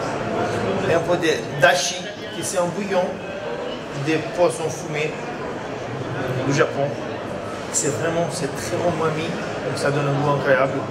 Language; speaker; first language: French; non-native, learner; Portuguese